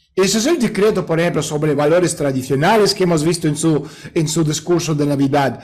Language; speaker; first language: Spanish; non-native, fluent; Russian